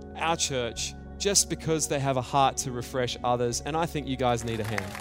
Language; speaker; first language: English; native; English